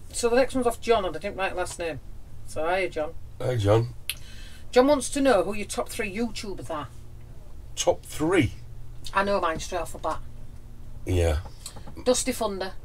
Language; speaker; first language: English; native; English